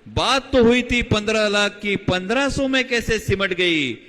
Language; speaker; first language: Hindi; non-native, local second language; Marathi